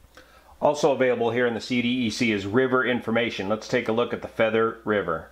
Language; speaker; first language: English; native; English